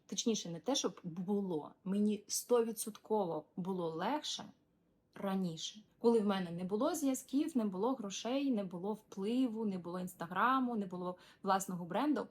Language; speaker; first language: Ukrainian; non-native, local second language; Russian